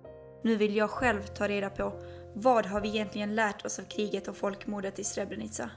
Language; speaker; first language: Swedish; early bilingual, other home language; Bosnian